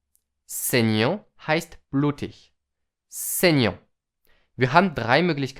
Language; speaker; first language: German; non-native, fluent; French